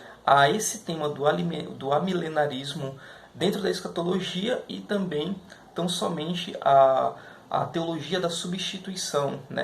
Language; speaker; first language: Portuguese; native; Portuguese